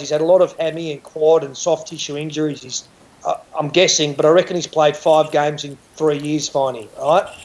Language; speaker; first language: English; native; English